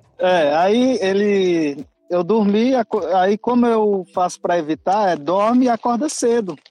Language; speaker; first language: Portuguese; native; Portuguese